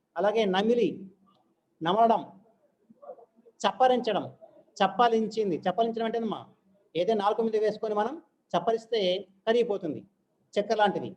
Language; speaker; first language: Telugu; native; Telugu